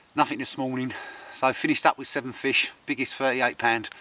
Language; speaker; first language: English; native; English